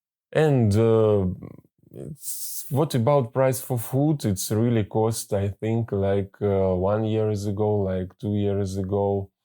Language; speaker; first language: English; non-native, learner; Russian